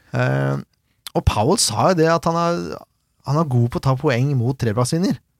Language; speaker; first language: Norwegian; native; Norwegian